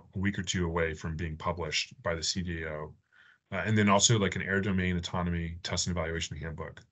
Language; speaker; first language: English; native; English